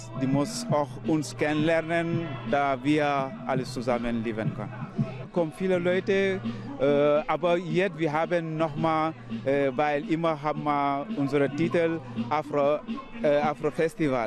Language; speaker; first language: German; non-native, learner; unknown